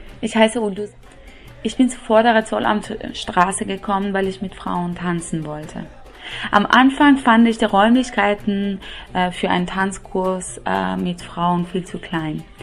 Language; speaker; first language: German; non-native, fluent; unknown